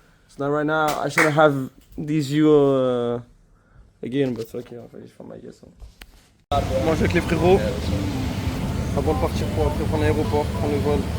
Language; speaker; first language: French; native; French